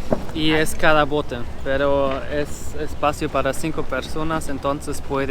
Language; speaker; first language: Spanish; non-native, fluent; German